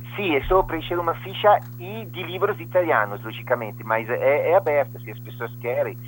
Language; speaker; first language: Portuguese; non-native, fluent; Italian